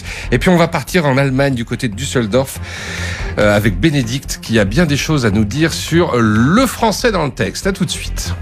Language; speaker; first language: French; native; French